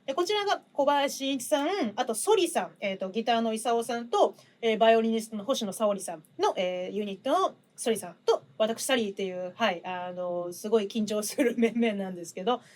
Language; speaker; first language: Japanese; native; Japanese